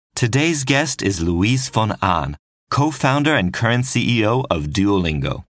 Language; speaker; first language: English; non-native, fluent; French